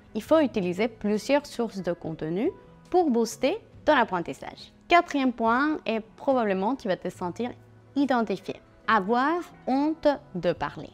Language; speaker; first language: French; non-native, fluent; Spanish